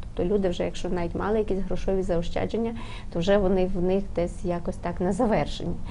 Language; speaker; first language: Ukrainian; native; Ukrainian